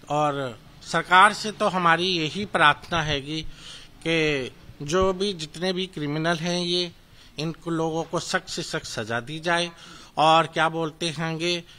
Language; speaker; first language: Hindi; native; Hindi